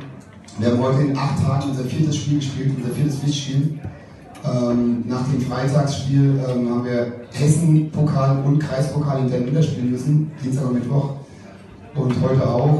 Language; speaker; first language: German; native; German